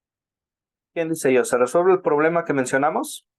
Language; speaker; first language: Spanish; native; Spanish